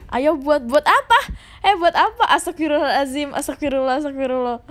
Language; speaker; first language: Indonesian; native; Indonesian